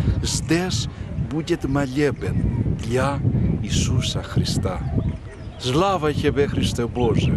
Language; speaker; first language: Russian; non-native, learner; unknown